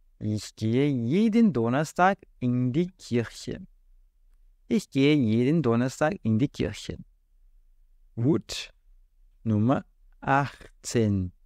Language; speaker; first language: German; non-native, fluent; Portuguese